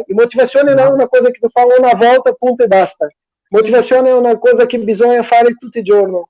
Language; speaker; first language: Italian; non-native, fluent; Portuguese